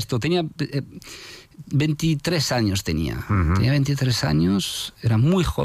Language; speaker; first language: Spanish; non-native, fluent; French